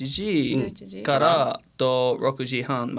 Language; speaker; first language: Japanese; non-native, learner; English